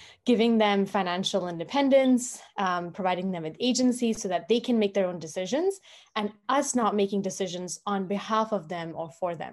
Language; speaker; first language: English; non-native, local second language; Hindi